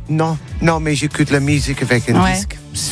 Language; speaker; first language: French; non-native, learner; English